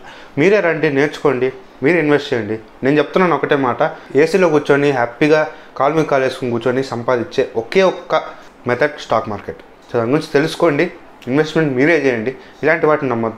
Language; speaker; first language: Telugu; native; Telugu